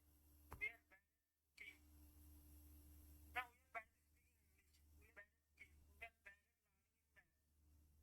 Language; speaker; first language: English; non-native, learner; Bangla